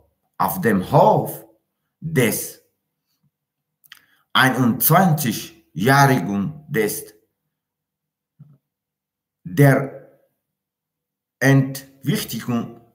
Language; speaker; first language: German; non-native, learner; Tajik